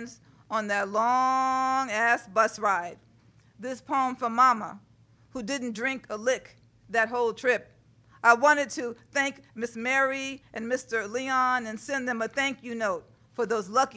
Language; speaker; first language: English; native; English